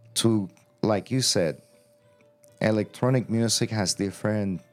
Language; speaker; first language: English; non-native, fluent; Spanish